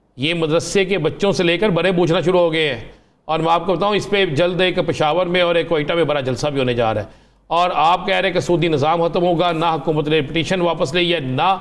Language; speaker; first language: Urdu; non-native, local second language; Punjabi